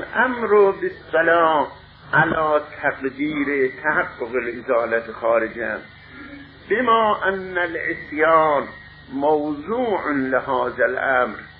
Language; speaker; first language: Arabic; non-native, fluent; Persian